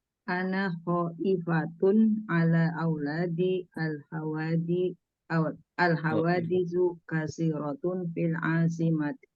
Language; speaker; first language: Arabic; non-native, learner; Indonesian